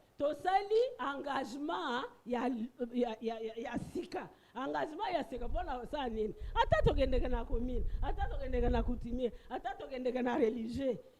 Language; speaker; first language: Lingala; non-native, local second language; Luba-Lulua